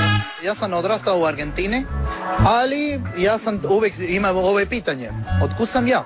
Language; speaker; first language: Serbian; non-native, learner; Spanish